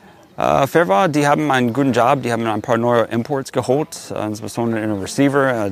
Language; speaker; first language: German; non-native, fluent; English